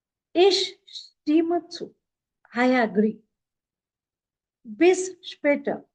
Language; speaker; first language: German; non-native, fluent; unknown